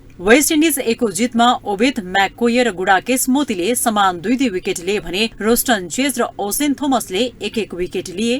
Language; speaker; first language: Nepali; native; Nepali